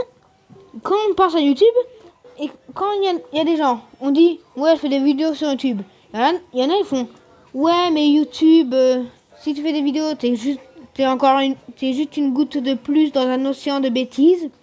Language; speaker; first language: French; native; French